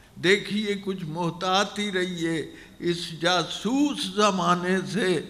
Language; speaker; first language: Urdu; non-native, local second language; Punjabi